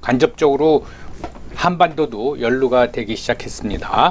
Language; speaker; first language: Korean; native; Korean